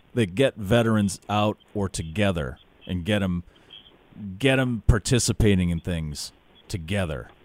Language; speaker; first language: English; native; English